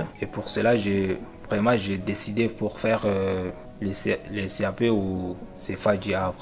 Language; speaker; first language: French; non-native, learner; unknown